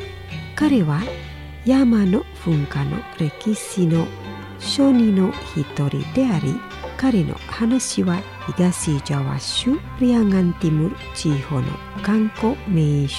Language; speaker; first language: Japanese; non-native, fluent; Indonesian